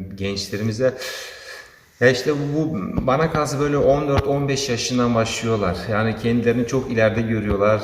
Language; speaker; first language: Turkish; early bilingual, heritage; Turkish